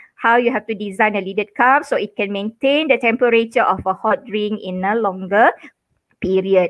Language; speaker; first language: English; non-native, local second language; Malay